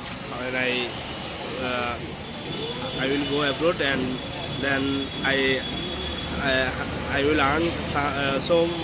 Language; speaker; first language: English; non-native, learner; Bangla